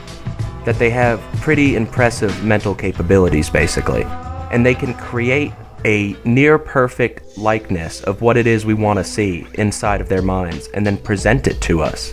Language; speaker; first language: English; native; English